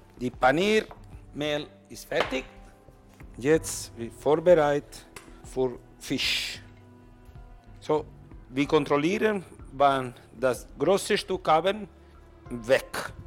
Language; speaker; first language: German; non-native, learner; Italian